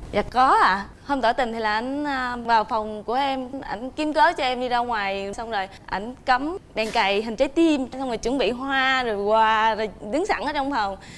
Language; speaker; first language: Vietnamese; native; Vietnamese